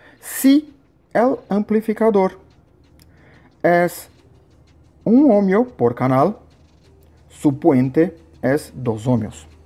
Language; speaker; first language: Spanish; non-native, learner; Portuguese